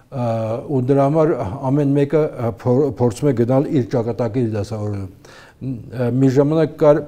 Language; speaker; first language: Armenian; native; Armenian